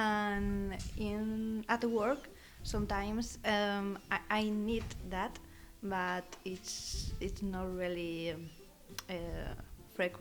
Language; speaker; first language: English; non-native, learner; Spanish